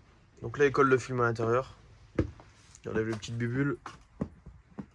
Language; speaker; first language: French; native; French